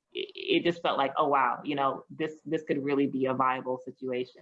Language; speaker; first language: English; native; English